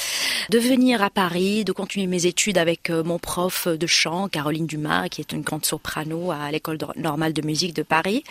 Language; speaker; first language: French; non-native, local second language; Arabic